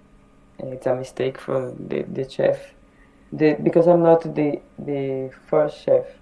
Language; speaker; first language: English; non-native, learner; Portuguese